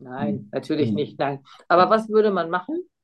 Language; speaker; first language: German; native; German